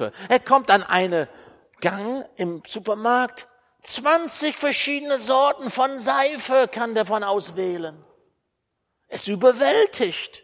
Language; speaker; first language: German; non-native, fluent; English